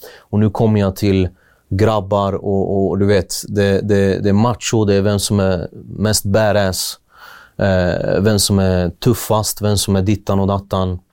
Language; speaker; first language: Swedish; early bilingual, other home language; Kurdish